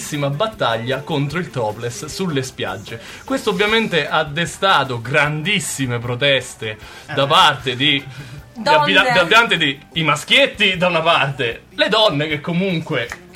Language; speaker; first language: Italian; native; Italian